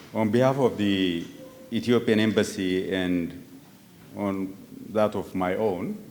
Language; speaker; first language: English; non-native, local second language; Amharic